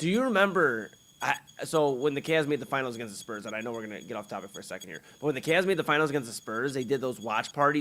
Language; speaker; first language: English; native; English